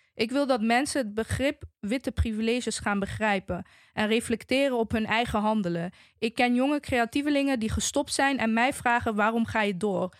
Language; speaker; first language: Dutch; native; Dutch